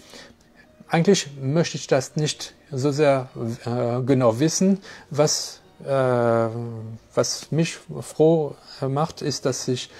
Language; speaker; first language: German; non-native, fluent; French